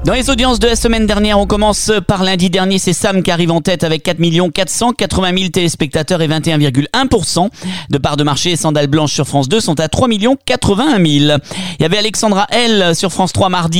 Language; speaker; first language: French; native; French